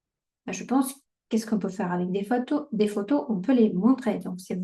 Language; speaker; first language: French; non-native, fluent; Russian